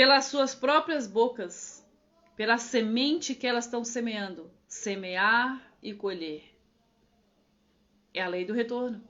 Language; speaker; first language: Portuguese; native; Portuguese